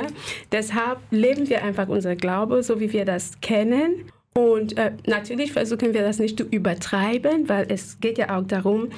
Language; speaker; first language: German; non-native, fluent; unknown